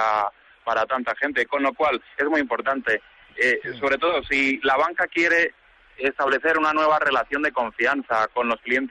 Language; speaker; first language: Spanish; native; Spanish